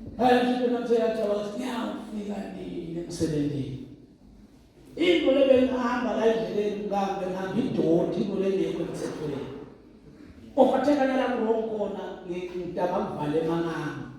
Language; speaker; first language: Zulu; non-native, local second language; Swati